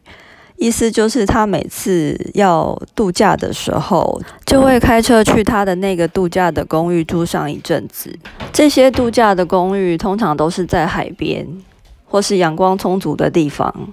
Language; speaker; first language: Chinese; native; Chinese